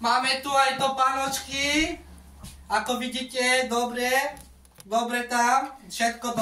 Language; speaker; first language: Slovak; non-native, local second language; Romany